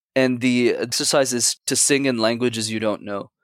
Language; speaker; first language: English; native; English